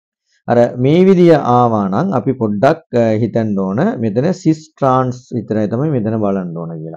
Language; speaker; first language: Sinhala; non-native, local second language; Tamil